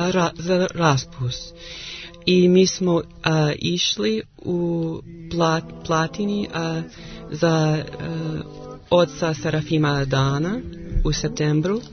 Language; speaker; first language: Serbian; non-native, learner; English